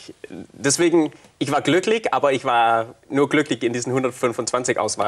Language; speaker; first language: German; non-native, fluent; Danish